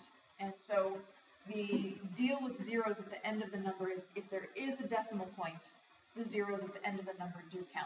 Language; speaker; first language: English; native; English